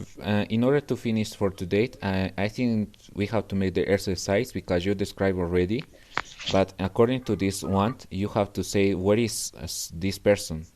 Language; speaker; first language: English; non-native, learner; Spanish